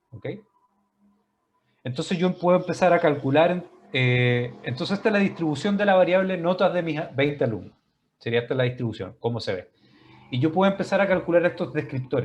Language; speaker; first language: Spanish; native; Spanish